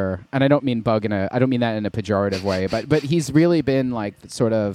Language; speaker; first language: English; native; English